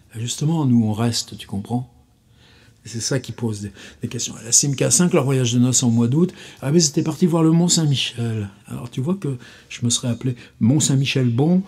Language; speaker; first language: French; native; French